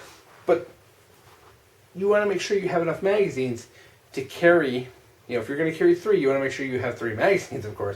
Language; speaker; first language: English; native; English